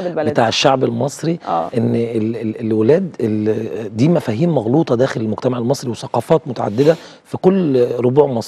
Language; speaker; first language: Arabic; native; Arabic